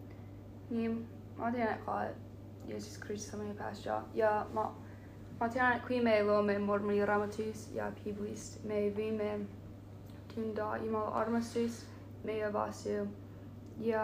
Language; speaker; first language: Estonian; non-native, learner; Finnish